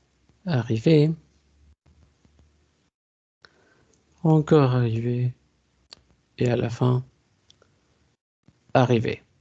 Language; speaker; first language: French; non-native, fluent; Spanish